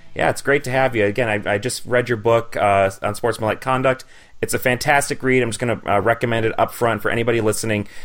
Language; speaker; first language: English; native; English